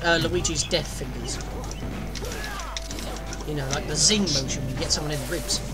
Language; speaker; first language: English; native; English